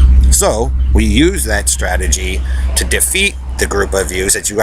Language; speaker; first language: English; native; English